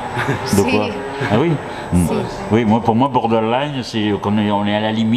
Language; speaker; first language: French; native; French